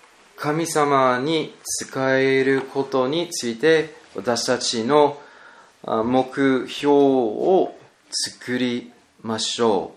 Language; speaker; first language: Japanese; non-native, learner; English